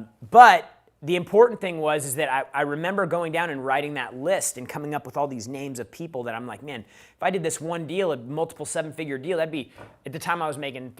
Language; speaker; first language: English; native; English